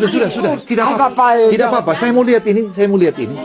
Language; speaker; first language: Indonesian; non-native, local second language; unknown